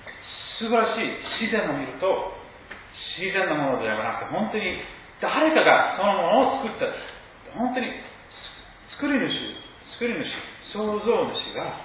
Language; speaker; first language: Japanese; non-native, fluent; English